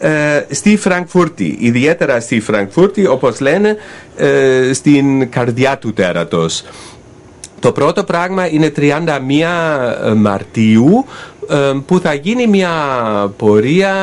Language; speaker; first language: Greek; non-native, fluent; German